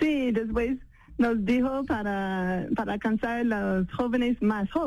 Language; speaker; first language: Spanish; non-native, fluent; English